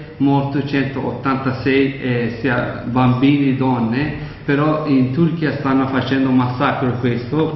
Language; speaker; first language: Italian; non-native, learner; Kurdish